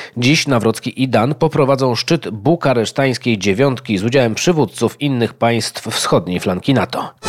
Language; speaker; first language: Polish; native; Polish